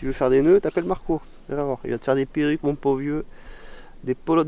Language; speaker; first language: French; native; French